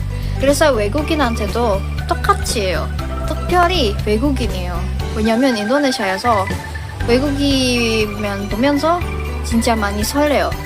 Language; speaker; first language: Korean; non-native, fluent; Indonesian